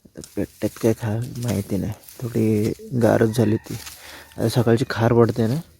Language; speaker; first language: Marathi; native; Marathi